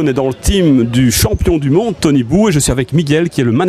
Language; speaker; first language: French; native; French